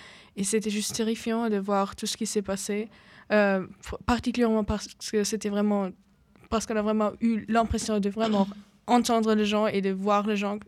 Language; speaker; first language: French; non-native, fluent; German